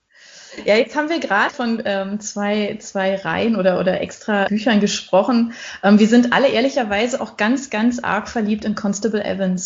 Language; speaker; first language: German; native; German